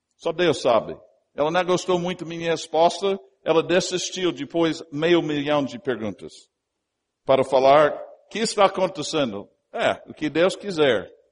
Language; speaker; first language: Portuguese; non-native, fluent; English